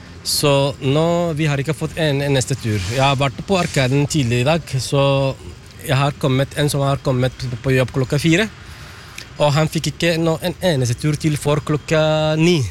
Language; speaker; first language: Norwegian; non-native, fluent; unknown